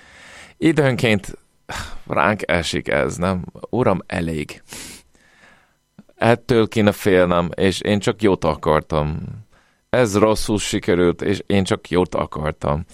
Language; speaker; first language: Hungarian; non-native, fluent; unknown